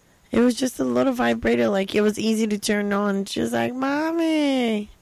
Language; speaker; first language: English; non-native, fluent; Portuguese